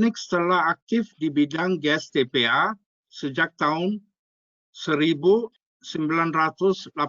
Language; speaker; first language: Indonesian; non-native, fluent; English